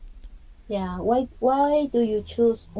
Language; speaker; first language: English; non-native, fluent; Spanish